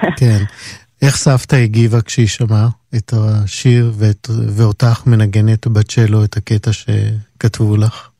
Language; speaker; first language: Hebrew; native; Hebrew